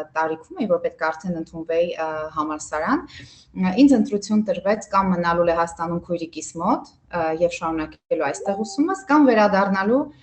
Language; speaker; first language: Armenian; early bilingual, heritage; Armenian